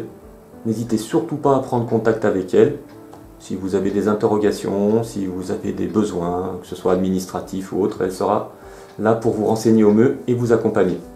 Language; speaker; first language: French; native; French